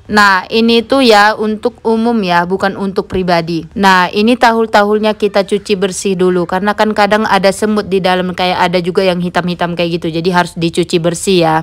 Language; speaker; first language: Indonesian; native; Indonesian